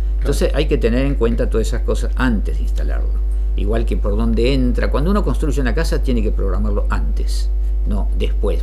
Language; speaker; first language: Spanish; native; Spanish